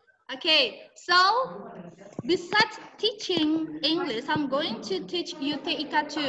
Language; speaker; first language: English; non-native, fluent; Indonesian